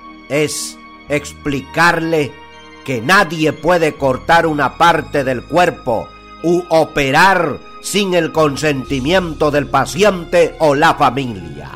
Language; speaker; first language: Spanish; native; Spanish